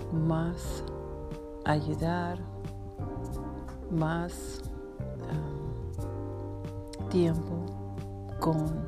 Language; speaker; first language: Spanish; non-native, learner; English